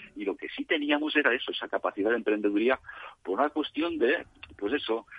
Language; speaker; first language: Spanish; non-native, local second language; Catalan